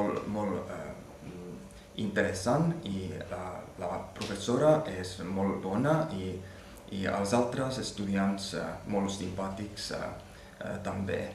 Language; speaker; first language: Catalan; non-native, learner; Finnish